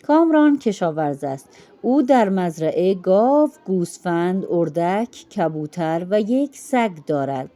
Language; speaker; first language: Persian; non-native, fluent; Urdu